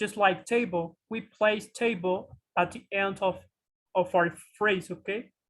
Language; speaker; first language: English; non-native, fluent; Spanish